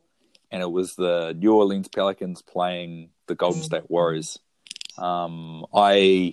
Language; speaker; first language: English; native; English